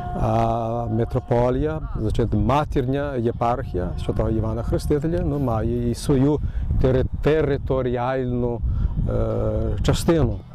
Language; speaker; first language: Ukrainian; early bilingual, heritage; Ukrainian